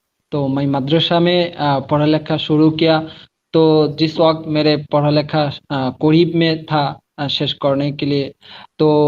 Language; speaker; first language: Hindi; non-native, learner; Bangla